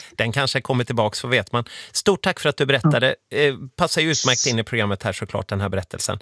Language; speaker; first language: Swedish; native; Swedish